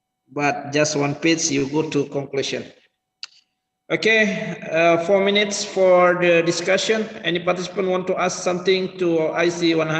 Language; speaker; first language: English; non-native, learner; Indonesian